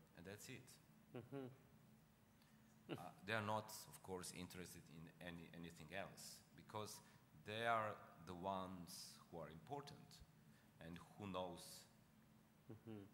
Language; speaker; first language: English; non-native, fluent; Slovenian